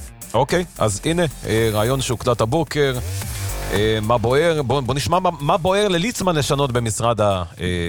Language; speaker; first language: Hebrew; native; Hebrew